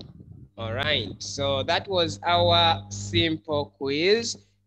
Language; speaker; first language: English; non-native, fluent; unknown